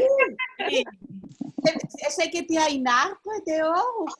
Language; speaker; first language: French; non-native, learner; English